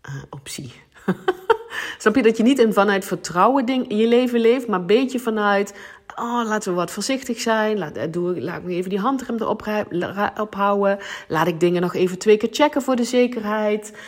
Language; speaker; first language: Dutch; non-native, local second language; Limburgish